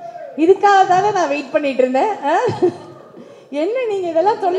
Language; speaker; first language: Tamil; native; Tamil